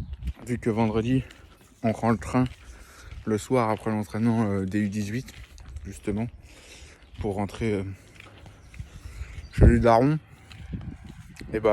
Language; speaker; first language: French; native; French